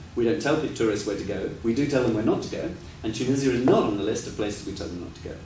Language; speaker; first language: English; native; English